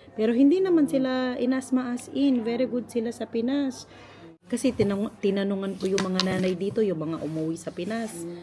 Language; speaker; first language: Filipino; non-native, local second language; Pampanga